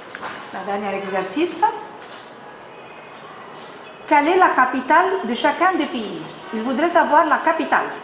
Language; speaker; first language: French; non-native, fluent; Arabic